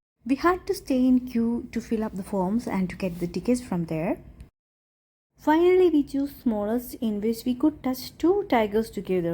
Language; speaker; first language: English; non-native, local second language; Malayalam